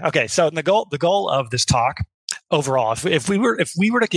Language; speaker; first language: English; native; English